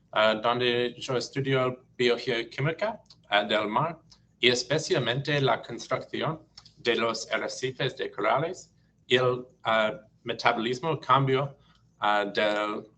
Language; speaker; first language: Spanish; non-native, learner; English